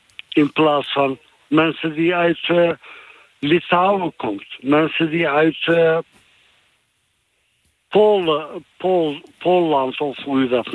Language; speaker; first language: Dutch; non-native, fluent; Turkish